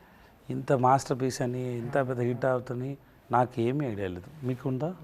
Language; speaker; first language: Telugu; non-native, learner; Tamil